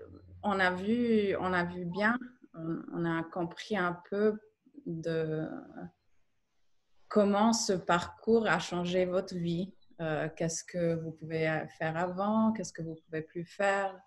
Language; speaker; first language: French; non-native, fluent; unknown